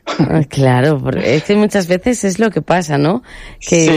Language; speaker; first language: Spanish; native; Spanish